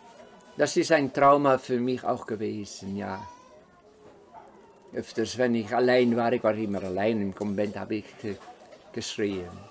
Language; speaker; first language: German; non-native, fluent; Dutch